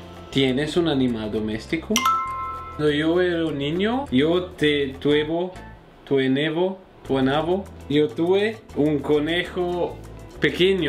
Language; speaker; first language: Spanish; non-native, learner; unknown